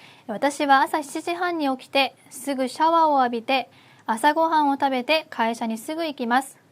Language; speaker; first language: Japanese; non-native, fluent; Korean